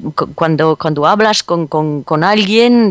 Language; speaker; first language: Spanish; non-native, fluent; French